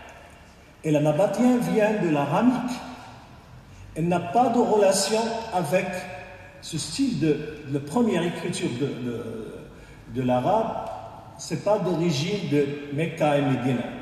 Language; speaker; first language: French; non-native, local second language; Arabic